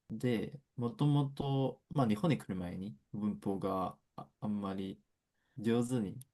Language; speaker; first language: Japanese; non-native, fluent; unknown